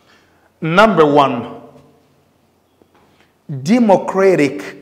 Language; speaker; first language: English; non-native, fluent; Lingala